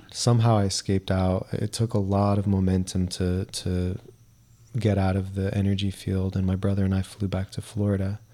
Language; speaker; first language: English; early bilingual, other home language; Spanish